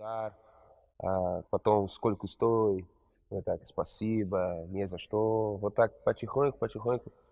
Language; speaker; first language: Russian; non-native, learner; Portuguese